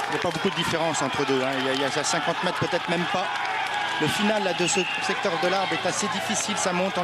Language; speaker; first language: French; native; French